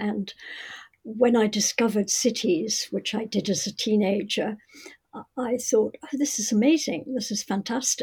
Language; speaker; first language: English; native; English